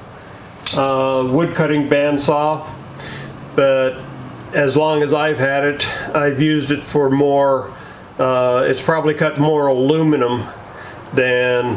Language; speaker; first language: English; native; English